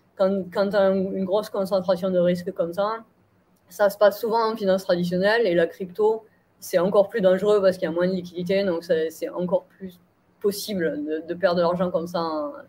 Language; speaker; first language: French; native; French